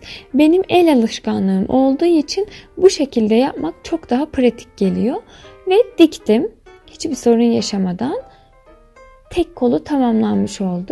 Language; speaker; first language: Turkish; native; Turkish